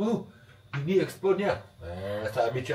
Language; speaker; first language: Indonesian; non-native, learner; French